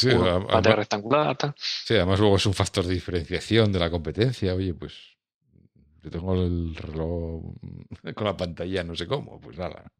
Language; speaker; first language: Spanish; native; Spanish